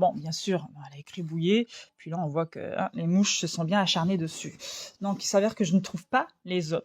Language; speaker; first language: French; native; French